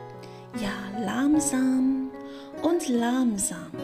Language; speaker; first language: German; non-native, fluent; Chinese